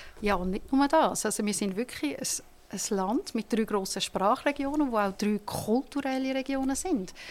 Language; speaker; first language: German; non-native, local second language; French